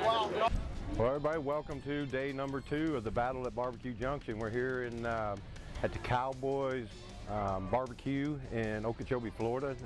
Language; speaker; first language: English; native; English